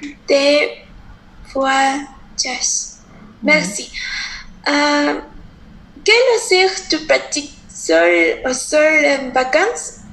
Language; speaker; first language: French; non-native, learner; Spanish